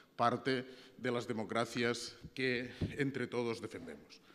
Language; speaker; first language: Spanish; native; Spanish